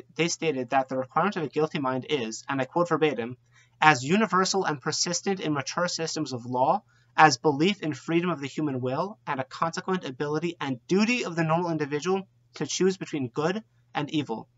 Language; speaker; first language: English; native; English